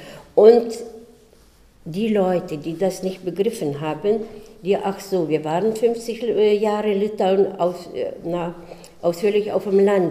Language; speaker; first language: German; early bilingual, heritage; German